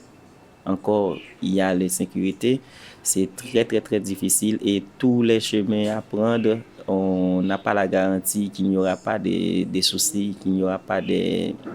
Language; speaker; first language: French; non-native, local second language; Haitian Creole